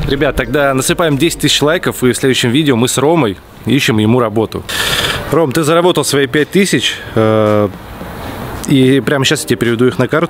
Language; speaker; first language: Russian; native; Russian